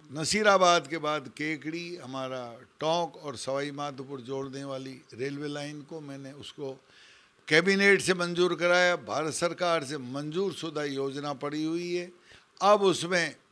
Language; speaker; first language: Hindi; native; Hindi